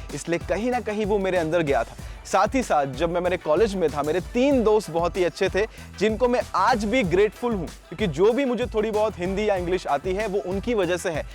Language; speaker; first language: Hindi; non-native, local second language; Gujarati